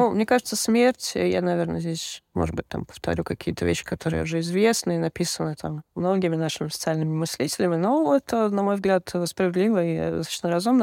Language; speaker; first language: Russian; native; Russian